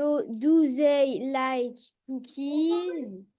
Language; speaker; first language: English; non-native, learner; French